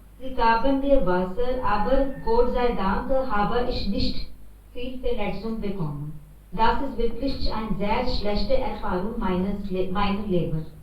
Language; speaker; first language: German; non-native, learner; Hindi